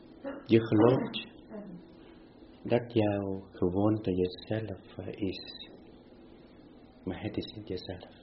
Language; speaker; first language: Dutch; non-native, fluent; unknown